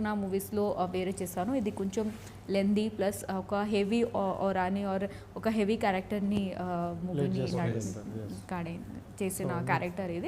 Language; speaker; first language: Telugu; non-native, learner; Odia